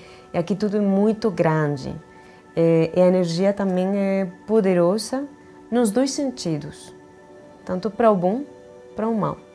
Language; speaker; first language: Portuguese; non-native, fluent; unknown